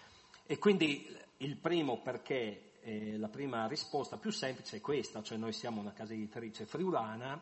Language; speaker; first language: Italian; native; Italian